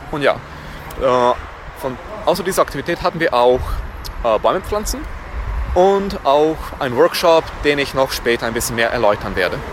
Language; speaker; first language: German; non-native, fluent; Serbian